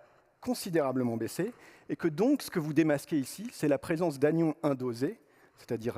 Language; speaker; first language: French; native; French